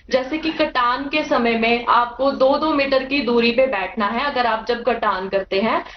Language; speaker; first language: Hindi; native; Hindi